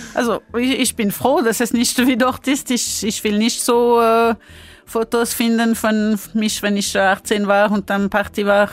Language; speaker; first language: German; non-native, fluent; French